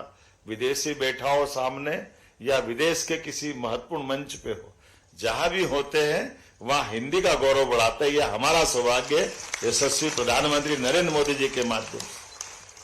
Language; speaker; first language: Hindi; native; Hindi